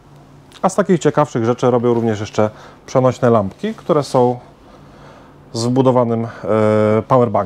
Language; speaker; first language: Polish; native; Polish